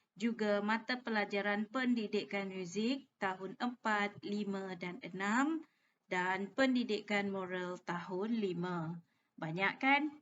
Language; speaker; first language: Malay; native; Malay